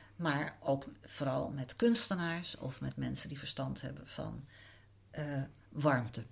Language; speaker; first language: Dutch; native; Dutch